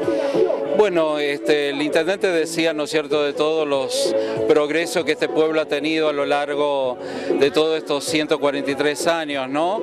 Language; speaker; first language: Spanish; native; Spanish